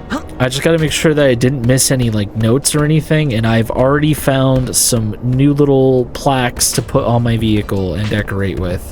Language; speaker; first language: English; native; English